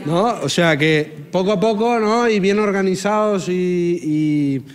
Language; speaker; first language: Spanish; non-native, local second language; Catalan